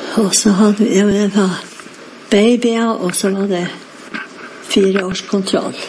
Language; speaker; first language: Norwegian; native; Norwegian